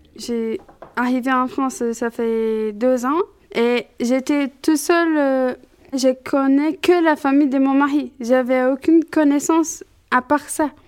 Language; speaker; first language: French; non-native, learner; Portuguese